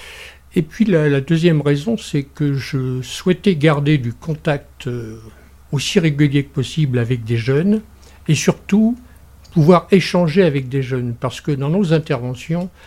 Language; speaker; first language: French; native; French